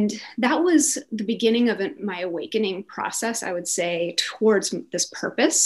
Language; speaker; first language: English; native; English